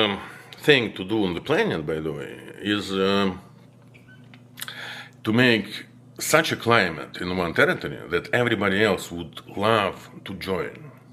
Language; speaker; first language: English; non-native, fluent; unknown